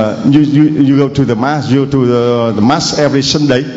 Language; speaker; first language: English; non-native, learner; Vietnamese